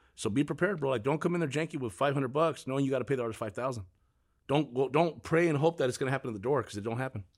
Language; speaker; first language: English; native; English